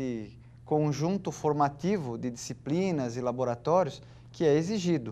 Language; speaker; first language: Portuguese; native; Portuguese